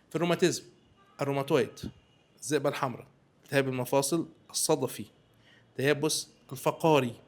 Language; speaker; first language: Arabic; native; Arabic